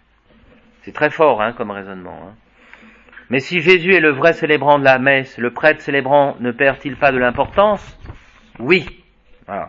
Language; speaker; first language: French; native; French